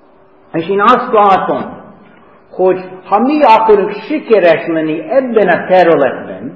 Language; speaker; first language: Hungarian; non-native, fluent; English